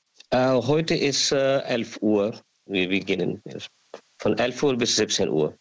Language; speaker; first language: German; non-native, learner; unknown